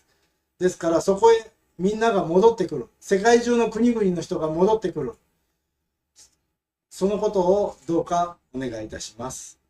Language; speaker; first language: Japanese; non-native, fluent; Filipino